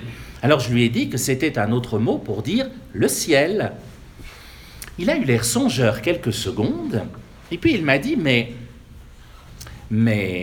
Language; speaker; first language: French; native; French